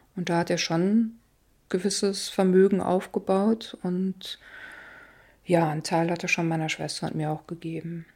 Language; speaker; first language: German; native; German